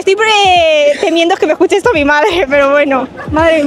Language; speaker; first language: Spanish; native; Spanish